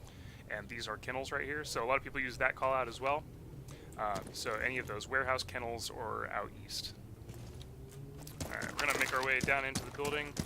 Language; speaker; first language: English; native; English